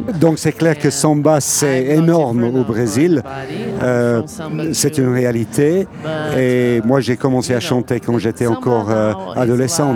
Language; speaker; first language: French; non-native, fluent; Portuguese